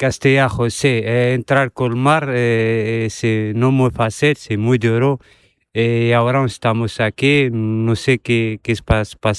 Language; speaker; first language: Spanish; non-native, learner; Arabic